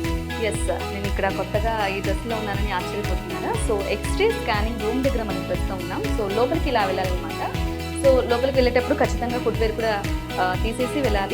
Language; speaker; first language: Telugu; native; Telugu